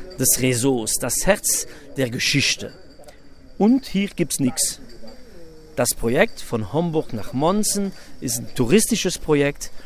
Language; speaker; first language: German; non-native, local second language; French